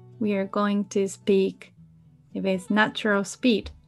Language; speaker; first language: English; non-native, fluent; Japanese